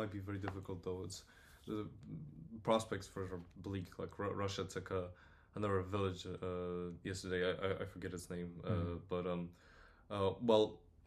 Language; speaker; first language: English; non-native, fluent; Polish